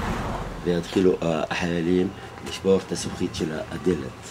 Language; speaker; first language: Hebrew; non-native, local second language; Arabic